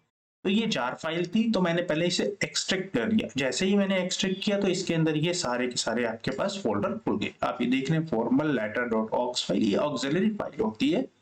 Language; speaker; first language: Hindi; native; Hindi